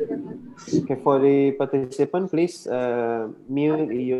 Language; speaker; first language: English; non-native, local second language; Indonesian